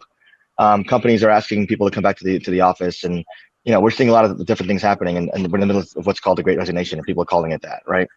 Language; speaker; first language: English; native; English